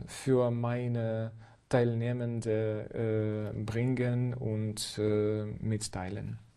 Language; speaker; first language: German; non-native, fluent; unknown